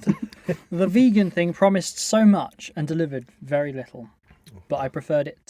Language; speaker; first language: English; native; English